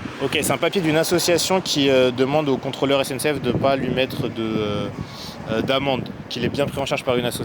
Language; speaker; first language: French; native; French